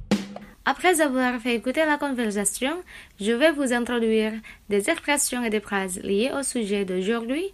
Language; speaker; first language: French; non-native, fluent; Indonesian